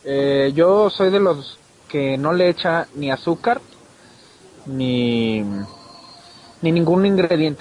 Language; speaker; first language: Spanish; native; Spanish